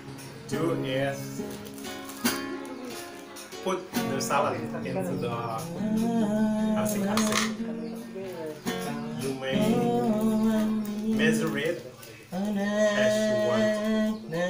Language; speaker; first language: English; non-native, learner; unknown